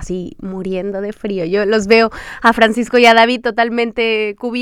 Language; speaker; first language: Spanish; native; Spanish